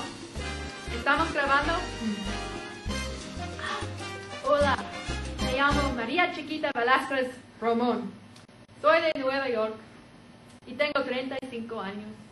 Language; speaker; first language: Spanish; non-native, learner; English